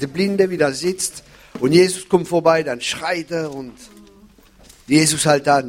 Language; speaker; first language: German; non-native, fluent; French